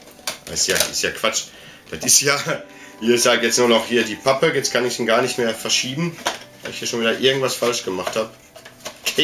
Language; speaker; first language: German; native; German